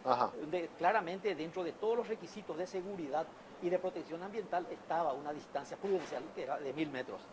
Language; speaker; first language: Spanish; native; Spanish